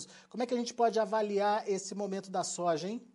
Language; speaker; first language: Portuguese; native; Portuguese